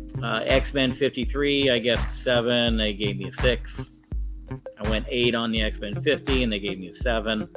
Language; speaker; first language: English; native; English